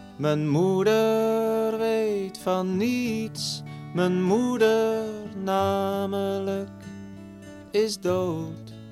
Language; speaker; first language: Dutch; native; Dutch